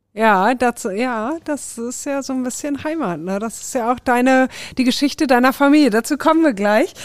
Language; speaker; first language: German; native; German